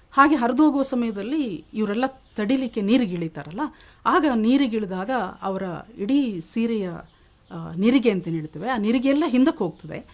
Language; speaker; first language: Kannada; non-native, local second language; Kodava